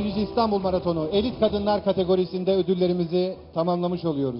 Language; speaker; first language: Turkish; native; Turkish